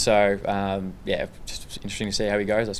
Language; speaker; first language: English; native; English